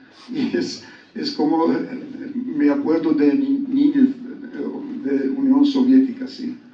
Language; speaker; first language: Spanish; non-native, learner; Georgian